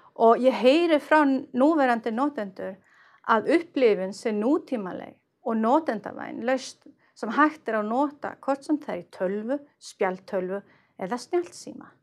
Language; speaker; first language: Icelandic; non-native, fluent; Swedish